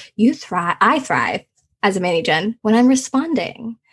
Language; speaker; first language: English; early bilingual, other home language; Nepali